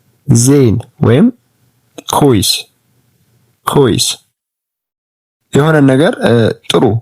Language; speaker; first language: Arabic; non-native, fluent; Amharic